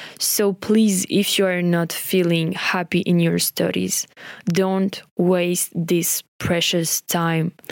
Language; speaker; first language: English; non-native, fluent; French